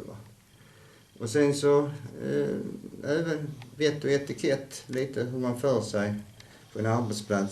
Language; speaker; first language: Swedish; native; Swedish